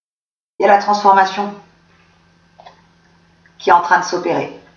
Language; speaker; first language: French; native; French